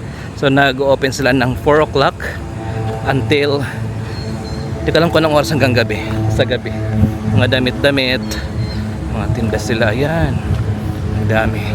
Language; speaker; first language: Filipino; non-native, local second language; Waray